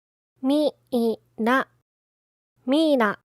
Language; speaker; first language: Japanese; native; Japanese